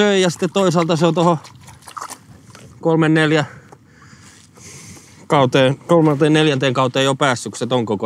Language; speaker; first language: Finnish; native; Finnish